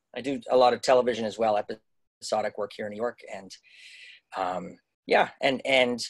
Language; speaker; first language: English; native; English